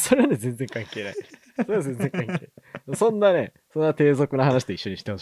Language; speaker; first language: Japanese; native; Japanese